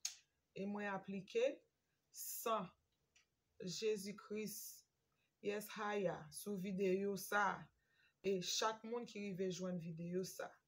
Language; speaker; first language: French; non-native, learner; Haitian Creole